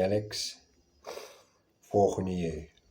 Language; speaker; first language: French; non-native, learner; Portuguese